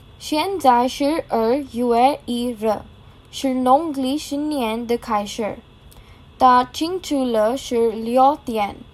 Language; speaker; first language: Chinese; non-native, learner; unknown